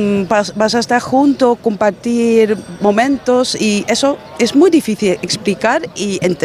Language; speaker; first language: Spanish; non-native, learner; Dutch